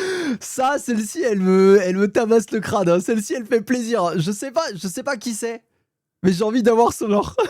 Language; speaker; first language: French; native; French